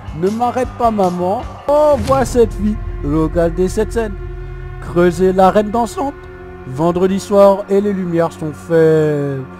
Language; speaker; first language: French; native; French